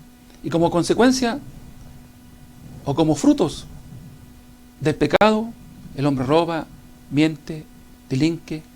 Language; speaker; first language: Spanish; native; Spanish